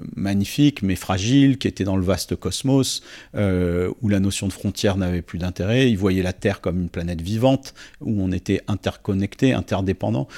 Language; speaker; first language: French; native; French